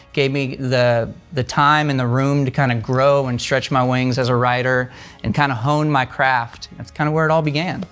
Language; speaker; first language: English; native; English